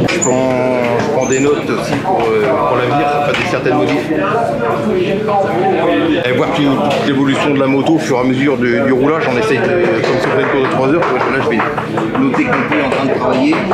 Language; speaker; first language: French; native; French